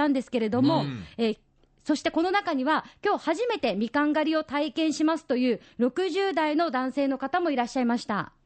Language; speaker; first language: Japanese; native; Japanese